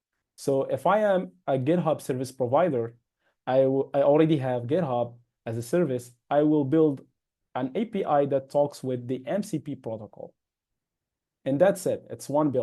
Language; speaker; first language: English; non-native, fluent; Arabic